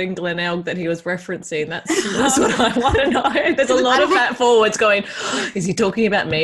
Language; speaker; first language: English; native; English